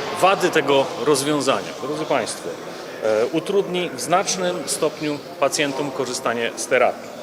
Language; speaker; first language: Polish; native; Polish